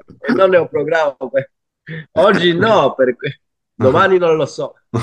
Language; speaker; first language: Italian; non-native, learner; Spanish